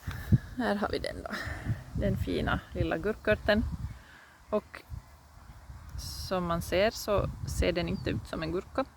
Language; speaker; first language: Swedish; non-native, local second language; Finnish